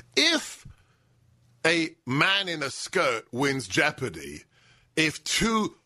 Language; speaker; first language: English; native; English